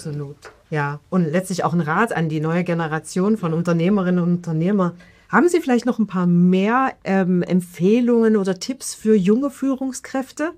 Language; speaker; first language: German; native; German